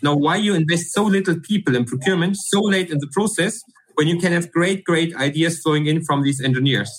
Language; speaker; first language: English; non-native, fluent; German